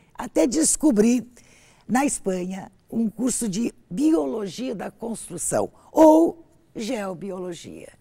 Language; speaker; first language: Portuguese; native; Portuguese